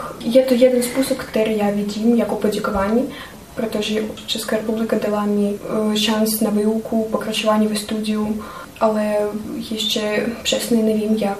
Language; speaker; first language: Czech; non-native, learner; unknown